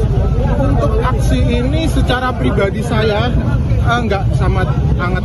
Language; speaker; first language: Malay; non-native, local second language; Javanese